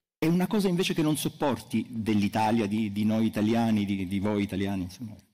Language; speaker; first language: Italian; native; Italian